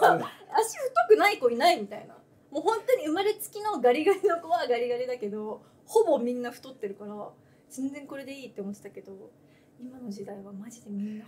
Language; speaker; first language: Japanese; native; Japanese